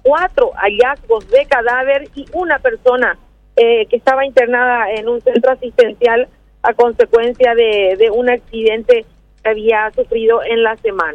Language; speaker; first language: Spanish; native; Spanish